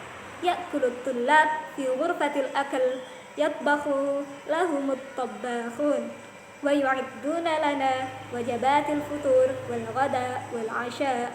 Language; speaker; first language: Arabic; non-native, fluent; Indonesian